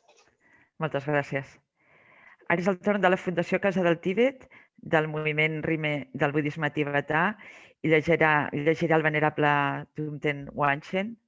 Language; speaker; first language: Catalan; native; Catalan